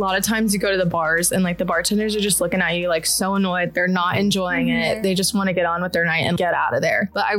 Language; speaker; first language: English; native; English